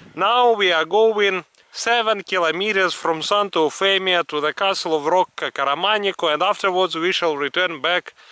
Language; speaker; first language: English; non-native, fluent; Russian